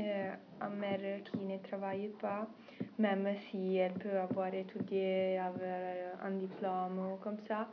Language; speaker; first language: French; non-native, learner; Italian